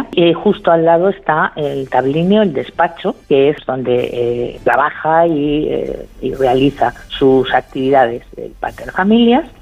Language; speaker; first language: Spanish; native; Spanish